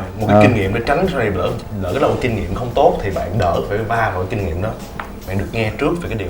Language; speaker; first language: Vietnamese; native; Vietnamese